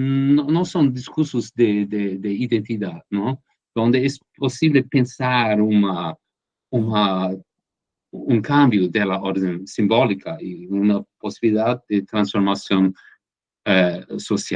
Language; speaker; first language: Spanish; non-native, fluent; Portuguese